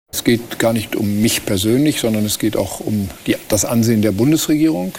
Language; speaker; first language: German; native; German